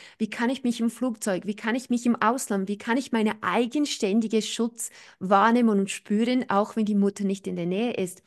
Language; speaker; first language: German; non-native, fluent; English